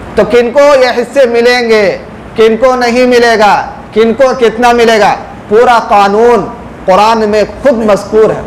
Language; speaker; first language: Urdu; native; Urdu